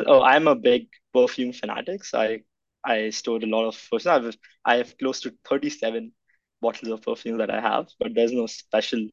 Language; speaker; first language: English; non-native, local second language; Hindi